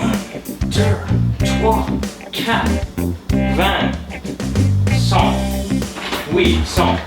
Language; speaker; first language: French; non-native, learner; English